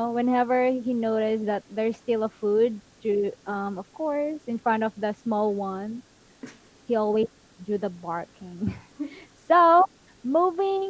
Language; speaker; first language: English; non-native, fluent; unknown